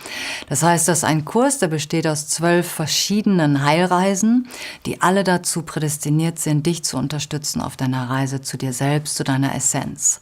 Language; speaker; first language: German; native; German